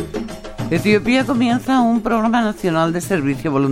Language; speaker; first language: Spanish; native; Spanish